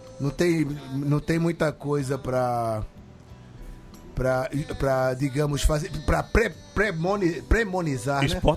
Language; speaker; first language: Portuguese; native; Portuguese